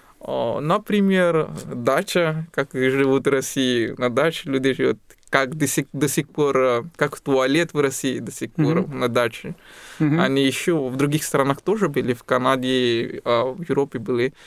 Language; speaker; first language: Russian; non-native, fluent; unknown